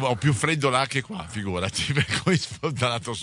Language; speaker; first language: Italian; native; Italian